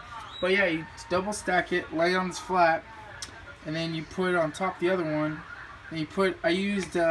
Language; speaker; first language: English; native; English